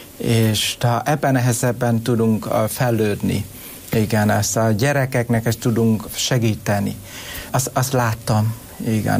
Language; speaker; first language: Hungarian; non-native, learner; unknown